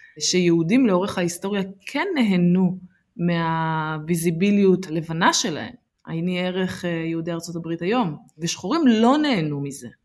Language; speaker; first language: Hebrew; early bilingual, other home language; Amharic